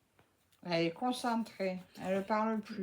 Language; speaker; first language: French; native; French